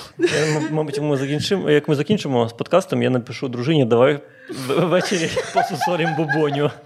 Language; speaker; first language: Ukrainian; non-native, local second language; Russian